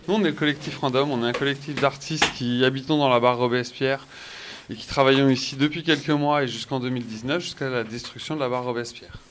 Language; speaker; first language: French; native; French